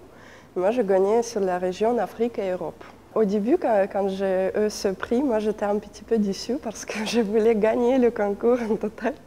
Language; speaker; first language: French; non-native, fluent; Russian